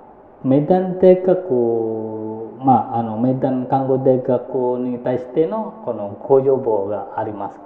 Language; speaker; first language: Japanese; non-native, fluent; Indonesian